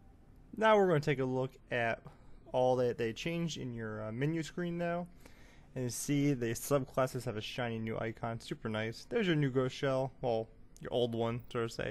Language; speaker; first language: English; native; English